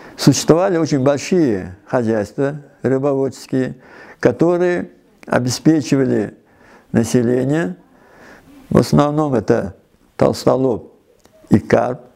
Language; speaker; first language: Russian; non-native, local second language; Uzbek